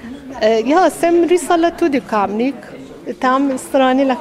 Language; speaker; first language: Slovenian; non-native, learner; Persian